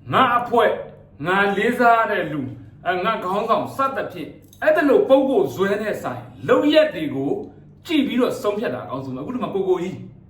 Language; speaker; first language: Burmese; native; Burmese